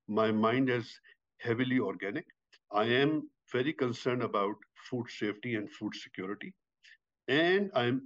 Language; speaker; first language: English; non-native, local second language; Urdu